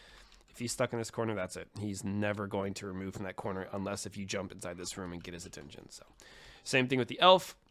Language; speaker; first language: English; native; English